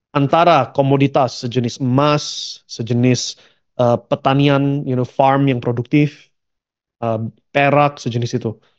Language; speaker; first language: Indonesian; early bilingual, heritage; Indonesian